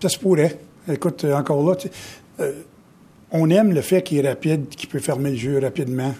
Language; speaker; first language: French; native; French